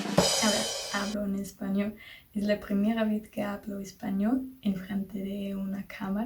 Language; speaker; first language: Spanish; non-native, learner; German